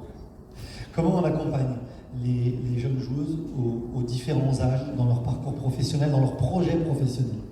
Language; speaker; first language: French; native; French